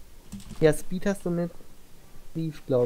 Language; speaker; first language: German; native; German